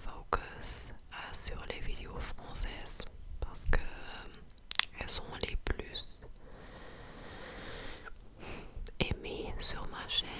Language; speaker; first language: French; non-native, fluent; English